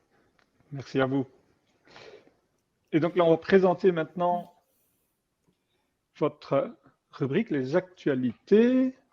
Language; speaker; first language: French; native; French